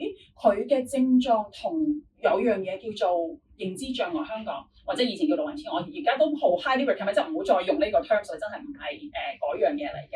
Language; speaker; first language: Cantonese; native; Cantonese